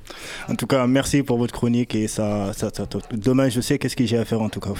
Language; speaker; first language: French; native; French